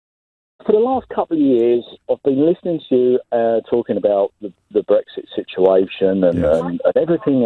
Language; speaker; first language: English; native; English